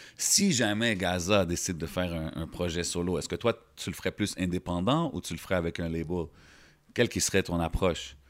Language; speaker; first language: French; early bilingual, other home language; Arabic